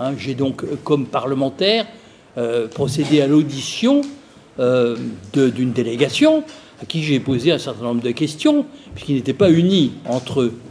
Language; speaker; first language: French; native; French